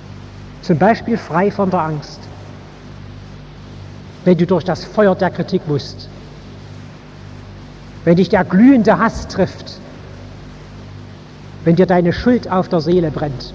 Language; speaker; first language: German; native; German